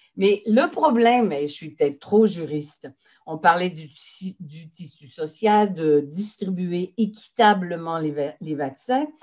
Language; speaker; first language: French; native; French